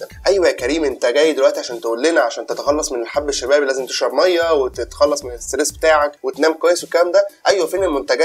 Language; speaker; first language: Arabic; native; Arabic